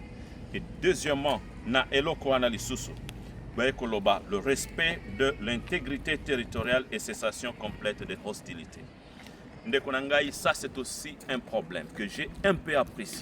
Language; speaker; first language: French; non-native, local second language; Lingala